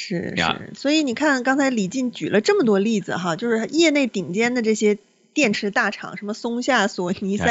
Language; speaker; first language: Chinese; native; Chinese